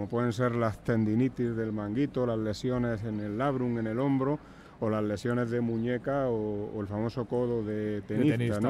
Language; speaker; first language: Spanish; native; Spanish